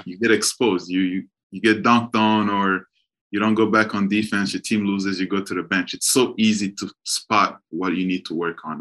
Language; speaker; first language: English; non-native, local second language; Kinyarwanda